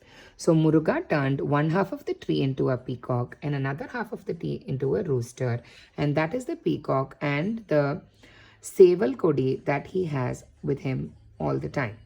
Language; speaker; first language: English; non-native, local second language; Tamil